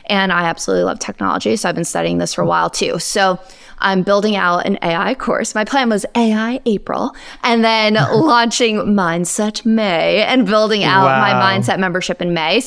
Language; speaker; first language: English; native; English